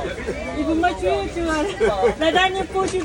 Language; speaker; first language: French; non-native, learner; Thai